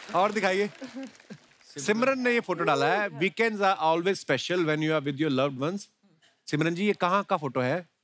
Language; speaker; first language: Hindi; non-native, local second language; Punjabi